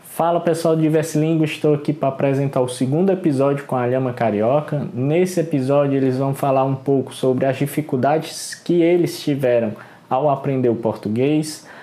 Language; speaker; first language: Portuguese; native; Portuguese